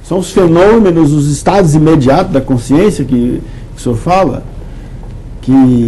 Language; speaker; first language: Portuguese; native; Portuguese